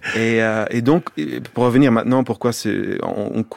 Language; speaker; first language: French; non-native, fluent; Arabic